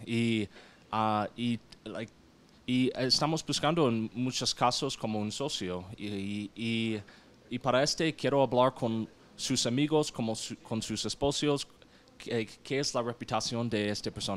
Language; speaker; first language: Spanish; non-native, learner; English